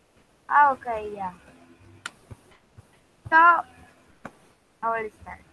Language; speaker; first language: English; non-native, learner; Spanish